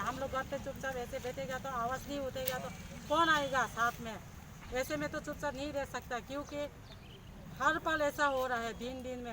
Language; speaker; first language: Hindi; non-native, local second language; Kok Borok